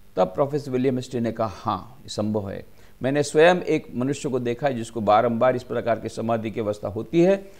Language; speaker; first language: Hindi; non-native, local second language; Gujarati